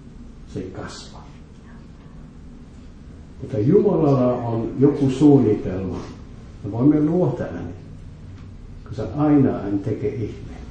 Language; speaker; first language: Finnish; non-native, fluent; French